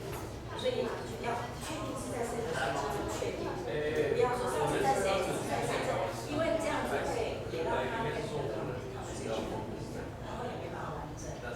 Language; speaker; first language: Chinese; native; Chinese